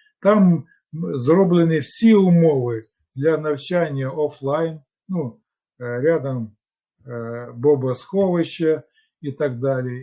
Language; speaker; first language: Ukrainian; non-native, local second language; Russian